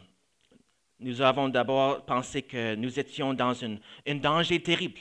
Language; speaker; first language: French; non-native, fluent; English